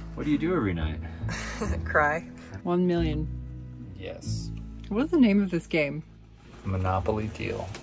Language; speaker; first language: English; native; English